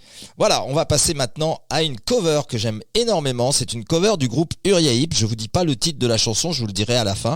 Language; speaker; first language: French; native; French